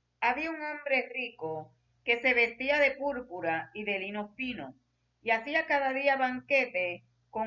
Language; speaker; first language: Spanish; native; Spanish